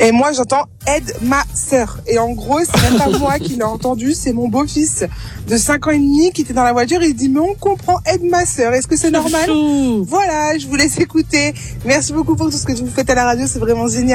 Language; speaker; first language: French; native; French